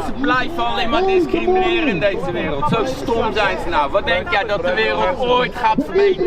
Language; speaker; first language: Dutch; non-native, local second language; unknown